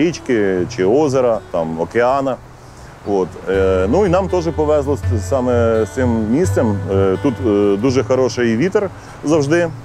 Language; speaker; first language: Ukrainian; native; Ukrainian